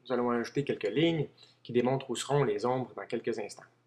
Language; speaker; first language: French; native; French